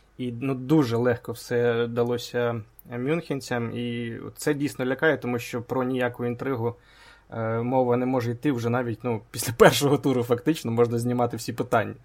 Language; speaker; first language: Ukrainian; native; Ukrainian